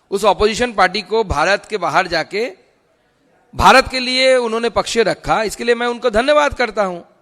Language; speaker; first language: Hindi; non-native, local second language; Bangla